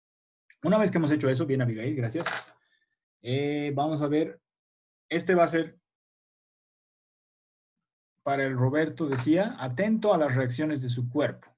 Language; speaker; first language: Spanish; native; Spanish